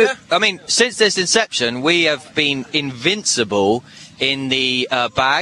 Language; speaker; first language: English; native; English